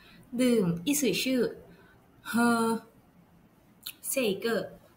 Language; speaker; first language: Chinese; non-native, learner; Thai